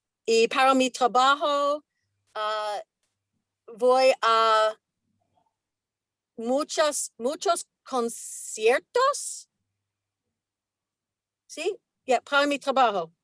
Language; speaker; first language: Spanish; non-native, learner; English